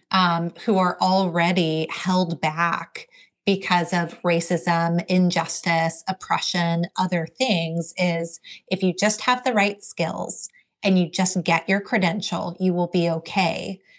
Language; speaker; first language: English; native; English